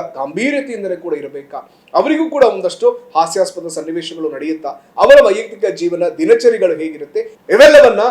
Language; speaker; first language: Kannada; native; Kannada